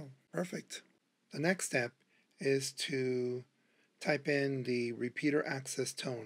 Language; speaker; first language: English; native; English